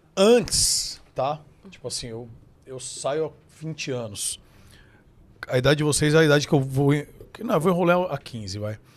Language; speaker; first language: Portuguese; native; Portuguese